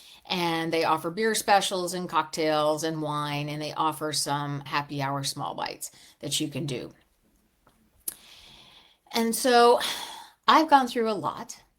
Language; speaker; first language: English; native; English